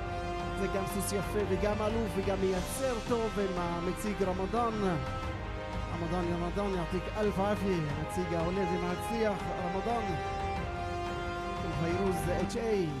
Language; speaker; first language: Hebrew; non-native, local second language; Arabic